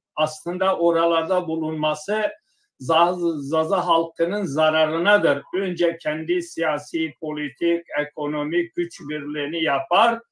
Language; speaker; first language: Turkish; non-native, local second language; Zaza